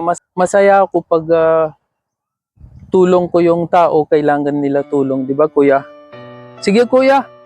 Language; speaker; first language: Filipino; non-native, learner; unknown